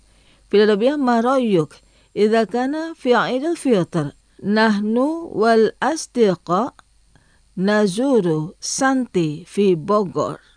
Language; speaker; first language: Arabic; non-native, fluent; Indonesian